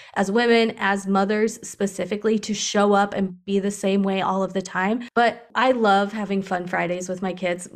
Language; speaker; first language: English; native; English